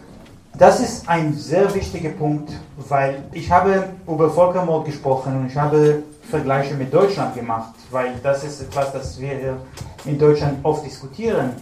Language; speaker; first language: German; non-native, fluent; Hebrew